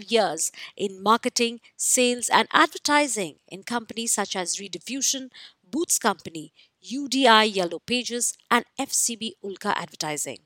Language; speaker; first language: English; non-native, local second language; Hindi